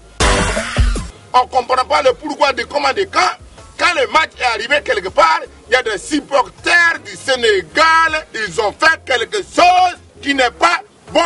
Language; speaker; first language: French; non-native, local second language; Bambara